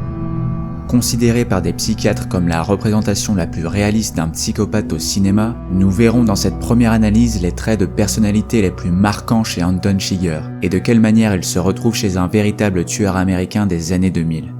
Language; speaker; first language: French; native; French